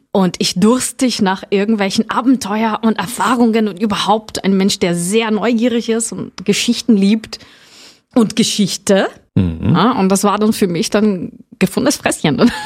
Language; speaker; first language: German; non-native, fluent; Portuguese